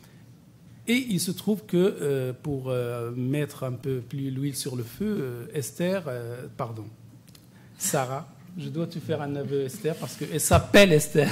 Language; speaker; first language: French; non-native, local second language; Arabic